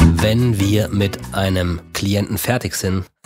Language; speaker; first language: German; native; German